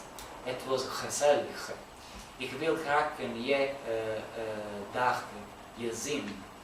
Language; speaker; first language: Dutch; non-native, learner; Italian